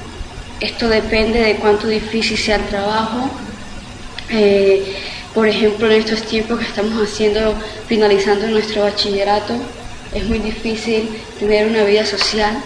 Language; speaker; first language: Spanish; early bilingual, heritage; Spanish